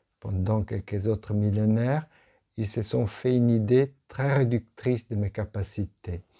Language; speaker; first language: French; non-native, fluent; Italian